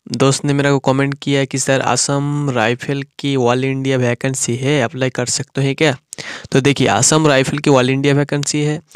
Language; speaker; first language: Hindi; non-native, local second language; Bangla